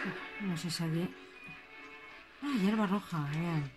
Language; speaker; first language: Spanish; native; Spanish